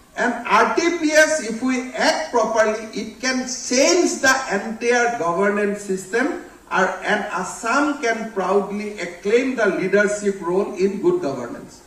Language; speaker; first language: English; non-native, local second language; Assamese